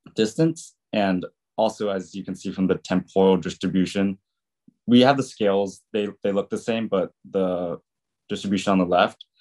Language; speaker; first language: English; native; English